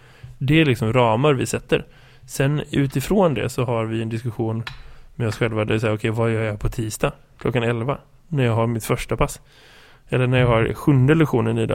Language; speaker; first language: Swedish; native; Swedish